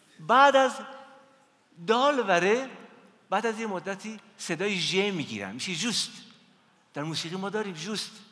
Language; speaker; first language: Persian; native; Persian